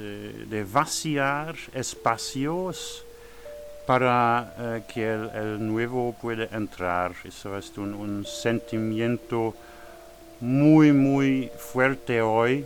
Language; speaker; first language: Spanish; non-native, learner; French